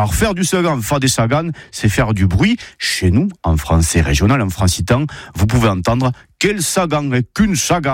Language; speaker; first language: French; native; French